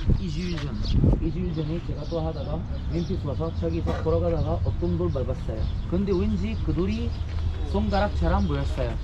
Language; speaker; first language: Korean; non-native, fluent; Arabic